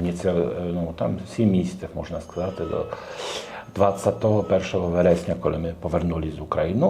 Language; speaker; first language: Ukrainian; non-native, learner; Polish